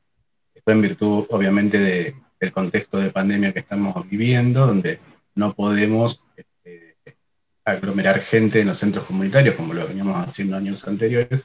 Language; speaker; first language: Spanish; native; Spanish